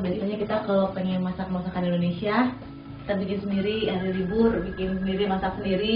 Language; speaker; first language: Indonesian; native; Indonesian